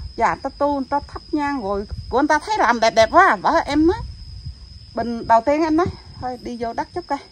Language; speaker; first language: Vietnamese; non-native, local second language; Khmer